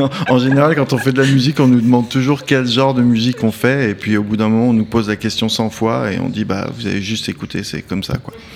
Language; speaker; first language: French; native; French